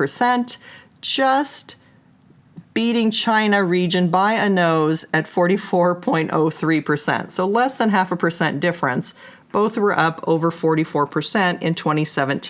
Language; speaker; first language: English; native; English